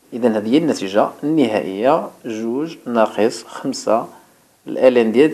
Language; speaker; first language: Arabic; native; Arabic